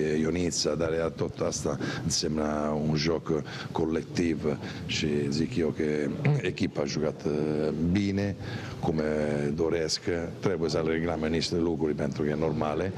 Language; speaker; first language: Romanian; non-native, fluent; Italian